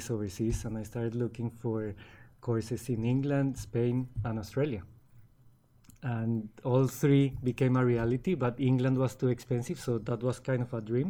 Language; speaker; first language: English; non-native, fluent; Spanish